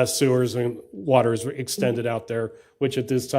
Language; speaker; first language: English; native; English